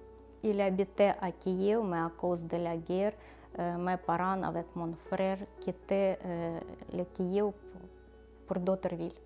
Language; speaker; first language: French; non-native, learner; Ukrainian